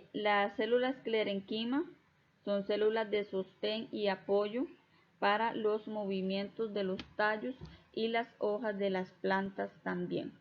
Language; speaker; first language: Spanish; native; Spanish